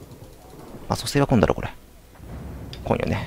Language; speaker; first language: Japanese; native; Japanese